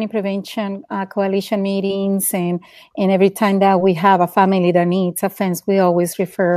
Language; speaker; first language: English; non-native, fluent; Spanish